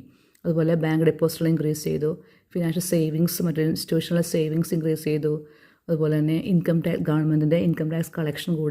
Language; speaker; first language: Malayalam; native; Malayalam